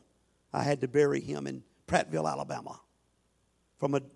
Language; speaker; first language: English; native; English